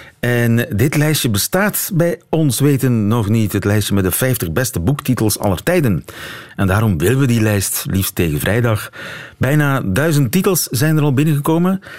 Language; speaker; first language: Dutch; native; Dutch